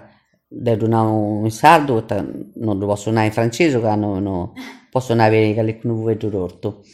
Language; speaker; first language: Italian; non-native, local second language; Sardinian